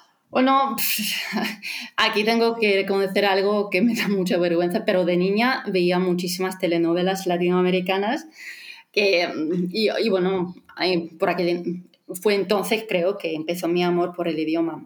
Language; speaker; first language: Spanish; non-native, fluent; Russian